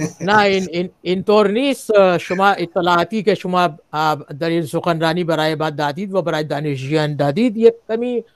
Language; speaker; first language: Persian; non-native, fluent; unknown